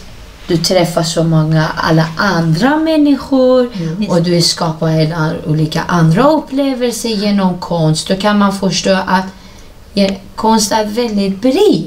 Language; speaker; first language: Swedish; non-native, fluent; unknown